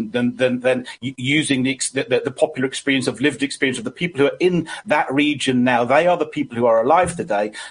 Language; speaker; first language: English; native; English